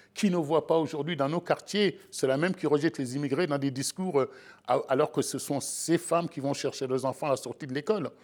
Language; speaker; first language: French; native; French